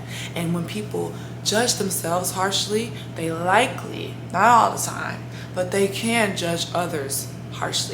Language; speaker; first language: English; native; English